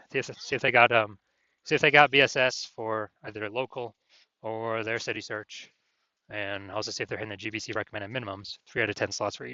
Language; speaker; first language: English; native; English